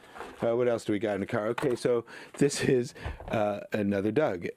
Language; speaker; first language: English; native; English